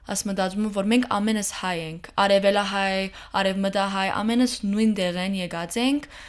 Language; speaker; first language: Armenian; early bilingual, heritage; Armenian